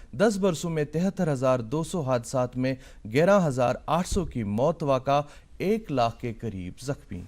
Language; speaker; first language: Urdu; non-native, local second language; Kashmiri